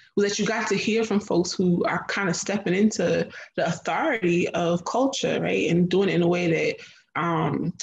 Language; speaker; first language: English; native; English